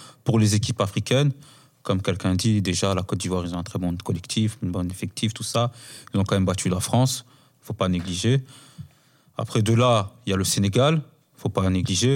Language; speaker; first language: French; native; French